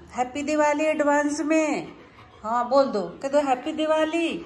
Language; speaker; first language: Hindi; native; Hindi